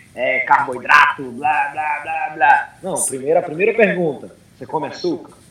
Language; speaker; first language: Portuguese; early bilingual, heritage; English